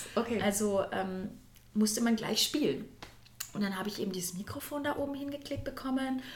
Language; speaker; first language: German; native; German